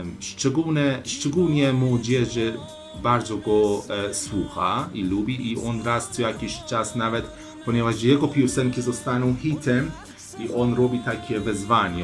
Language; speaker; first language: Polish; non-native, learner; Persian